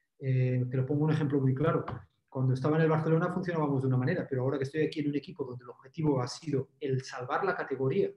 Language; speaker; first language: Spanish; native; Spanish